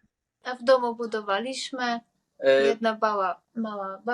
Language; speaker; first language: Polish; non-native, learner; Hungarian